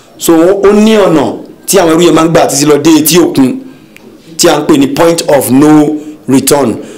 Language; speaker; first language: Yoruba; non-native, local second language; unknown